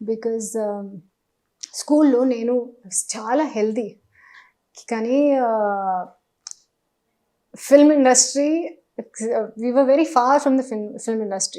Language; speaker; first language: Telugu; non-native, learner; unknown